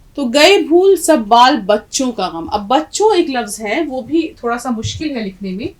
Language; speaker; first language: Urdu; native; Urdu